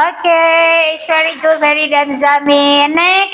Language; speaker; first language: English; non-native, learner; Indonesian